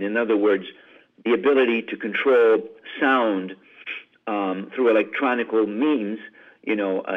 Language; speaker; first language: English; native; English